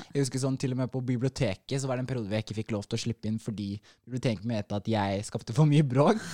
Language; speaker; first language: Norwegian; early bilingual, other home language; Somali